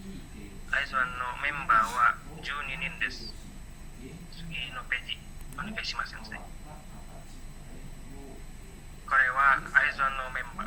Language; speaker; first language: Japanese; non-native, learner; Indonesian